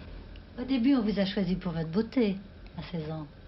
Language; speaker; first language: French; native; French